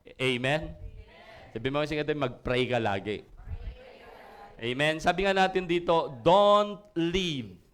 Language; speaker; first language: Filipino; non-native, local second language; Iloko